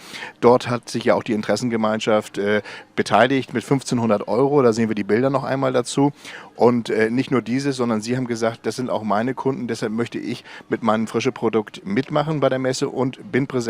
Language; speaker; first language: German; native; German